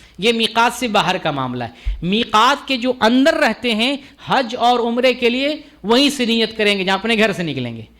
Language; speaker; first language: Urdu; native; Urdu